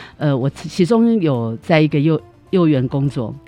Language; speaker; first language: Chinese; native; Chinese